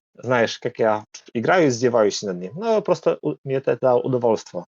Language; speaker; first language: Russian; non-native, learner; Polish